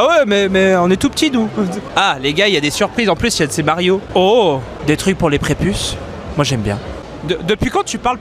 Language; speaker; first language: French; native; French